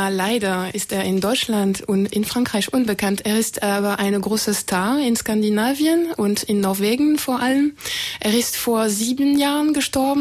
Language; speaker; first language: German; non-native, fluent; French